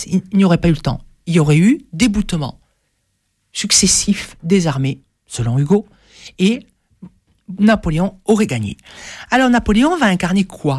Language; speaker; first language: French; native; French